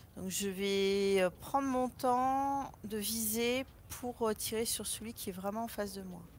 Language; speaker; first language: French; native; French